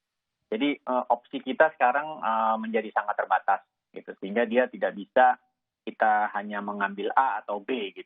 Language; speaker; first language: Indonesian; native; Indonesian